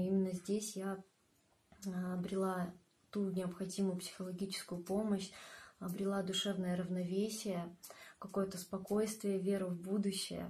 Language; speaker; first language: Russian; native; Russian